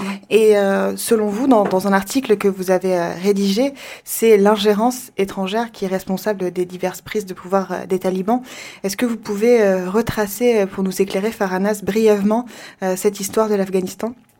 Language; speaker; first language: French; native; French